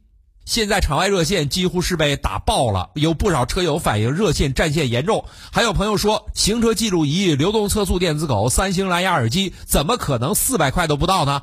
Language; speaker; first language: Chinese; native; Chinese